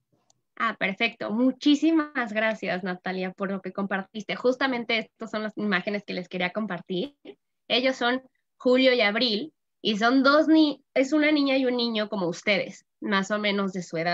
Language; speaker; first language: Spanish; native; Spanish